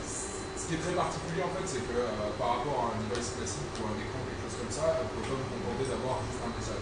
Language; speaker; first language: French; native; French